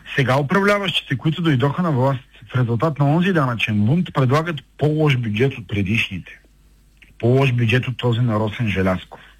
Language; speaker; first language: Bulgarian; native; Bulgarian